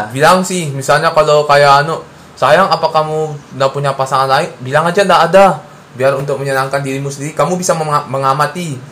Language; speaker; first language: Indonesian; non-native, local second language; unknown